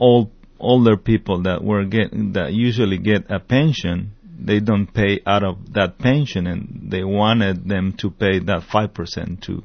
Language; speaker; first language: English; non-native, fluent; Spanish